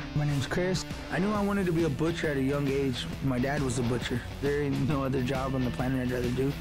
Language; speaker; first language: English; native; English